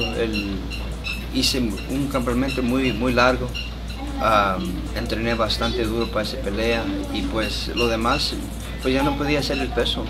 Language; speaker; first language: Spanish; early bilingual, heritage; Spanish